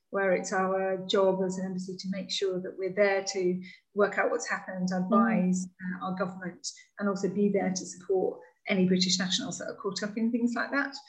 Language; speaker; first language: English; native; English